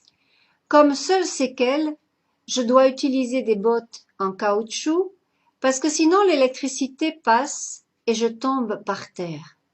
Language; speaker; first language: French; native; French